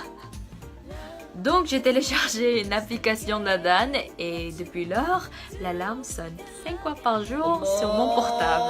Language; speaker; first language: French; non-native, fluent; Korean